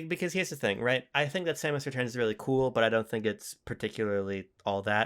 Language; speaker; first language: English; native; English